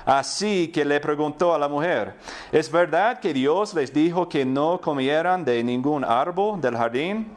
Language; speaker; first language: Spanish; non-native, fluent; English